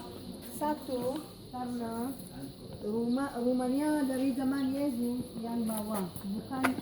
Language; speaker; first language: Indonesian; non-native, fluent; Hebrew